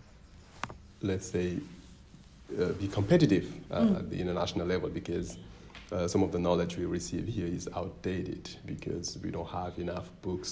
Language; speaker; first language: English; non-native, fluent; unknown